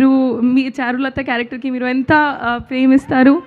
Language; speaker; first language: Telugu; non-native, learner; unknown